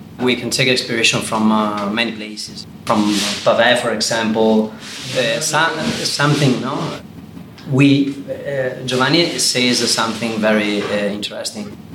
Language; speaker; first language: English; non-native, learner; Italian